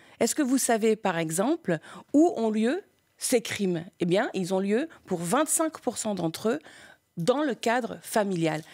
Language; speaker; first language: French; early bilingual, other home language; Spanish